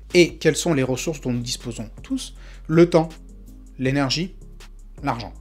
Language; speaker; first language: French; native; French